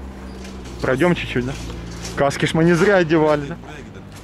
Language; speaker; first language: Russian; native; Russian